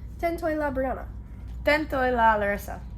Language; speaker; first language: Vietnamese; non-native, learner; English